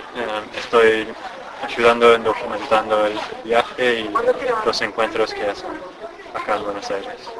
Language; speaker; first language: Spanish; non-native, fluent; English